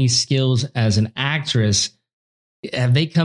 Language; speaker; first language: English; native; English